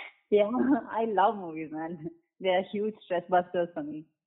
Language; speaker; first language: English; non-native, local second language; Malayalam